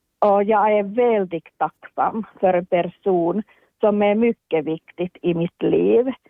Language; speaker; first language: Swedish; non-native, local second language; Finnish